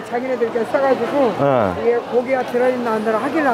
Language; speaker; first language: Korean; native; Korean